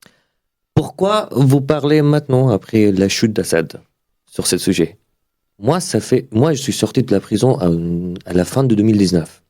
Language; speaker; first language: French; non-native, learner; Arabic